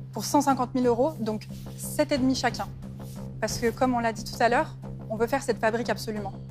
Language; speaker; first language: French; native; French